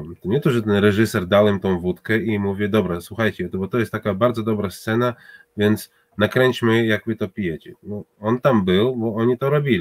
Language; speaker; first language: Polish; non-native, fluent; Hebrew